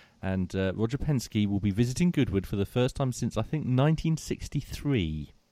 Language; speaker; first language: English; native; English